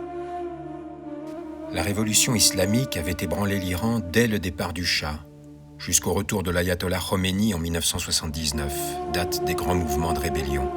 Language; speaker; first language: French; native; French